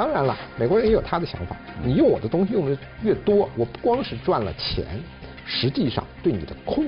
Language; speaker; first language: Chinese; native; Chinese